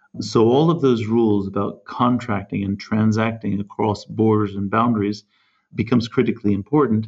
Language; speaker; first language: English; native; English